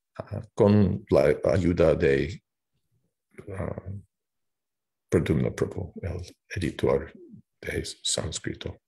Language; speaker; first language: Spanish; non-native, fluent; English